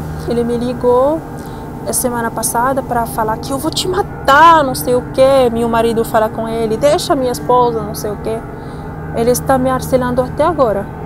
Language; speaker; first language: Portuguese; non-native, learner; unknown